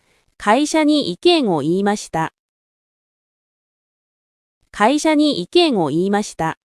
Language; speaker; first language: Japanese; non-native, fluent; Korean